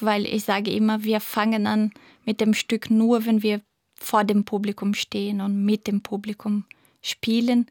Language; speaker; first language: German; non-native, fluent; Portuguese